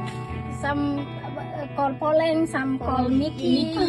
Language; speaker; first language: English; non-native, learner; Indonesian